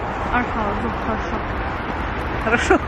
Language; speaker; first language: Chinese; non-native, learner; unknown